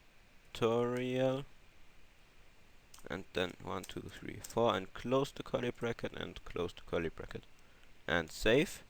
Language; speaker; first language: English; non-native, fluent; German